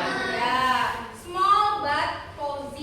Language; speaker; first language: English; non-native, fluent; Indonesian